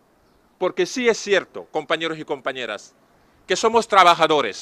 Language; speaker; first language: Spanish; non-native, fluent; Serer